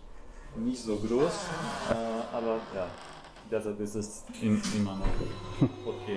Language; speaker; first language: German; non-native, fluent; Latvian